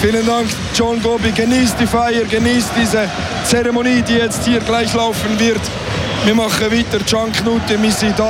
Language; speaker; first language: German; native; German